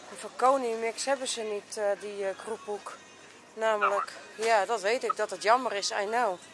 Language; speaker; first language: Dutch; native; Dutch